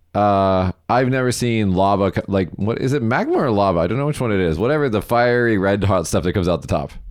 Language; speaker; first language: English; native; English